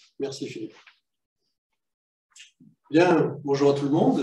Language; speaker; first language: French; native; French